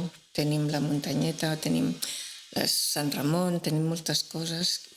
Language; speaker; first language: Catalan; non-native, local second language; Spanish